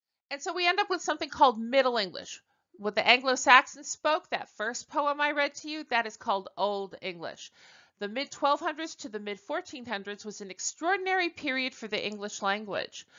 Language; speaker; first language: English; native; English